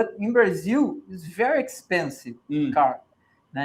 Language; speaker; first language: English; non-native, learner; Portuguese